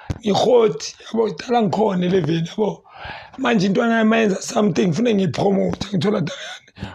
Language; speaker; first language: Zulu; native; Zulu